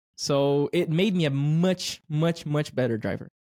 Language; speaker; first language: English; non-native, fluent; Portuguese